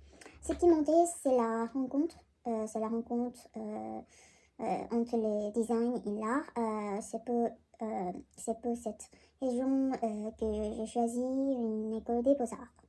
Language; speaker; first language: French; non-native, learner; Korean